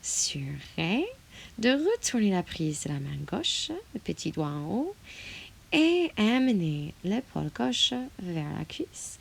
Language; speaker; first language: French; non-native, fluent; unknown